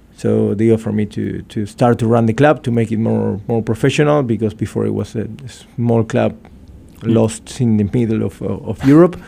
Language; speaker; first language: English; non-native, fluent; Spanish